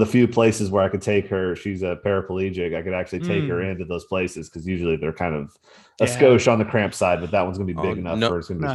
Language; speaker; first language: English; native; English